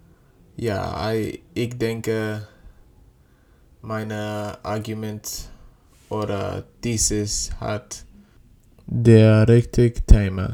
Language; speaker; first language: German; non-native, learner; English